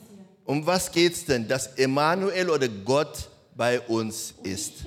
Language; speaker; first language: German; non-native, learner; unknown